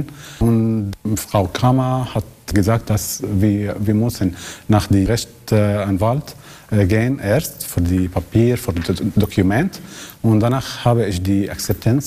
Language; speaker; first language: German; non-native, learner; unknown